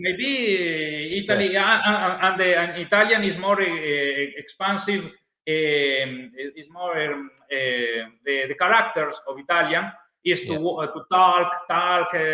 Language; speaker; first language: English; non-native, learner; Italian